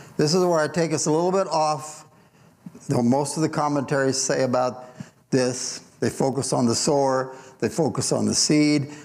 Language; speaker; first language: English; native; English